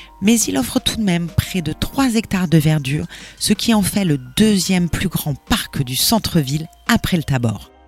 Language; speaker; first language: French; native; French